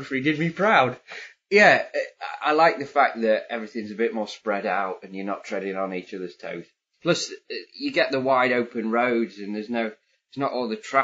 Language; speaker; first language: English; native; English